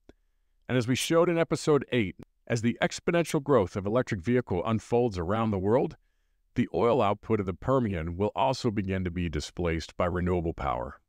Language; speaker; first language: English; native; English